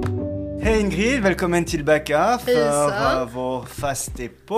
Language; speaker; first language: Swedish; non-native, fluent; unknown